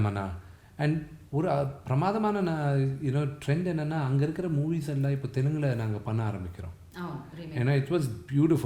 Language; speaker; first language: Tamil; non-native, local second language; Telugu